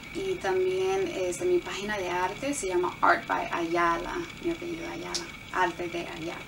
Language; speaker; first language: Spanish; early bilingual, heritage; Spanish